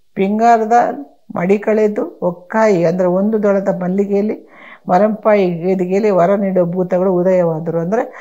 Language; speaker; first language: Kannada; non-native, local second language; Tulu